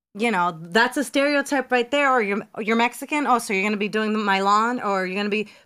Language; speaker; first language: English; native; English